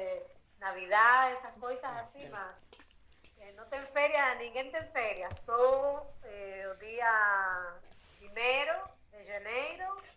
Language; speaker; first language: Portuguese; non-native, learner; Spanish